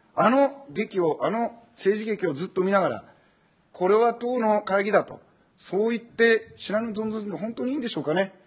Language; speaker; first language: Japanese; native; Japanese